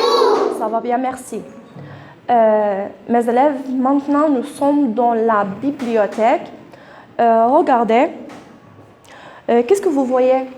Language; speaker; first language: French; non-native, fluent; Arabic